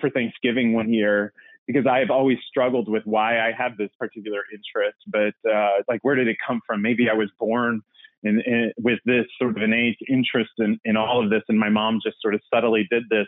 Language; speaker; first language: English; native; English